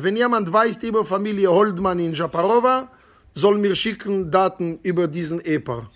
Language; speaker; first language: German; non-native, fluent; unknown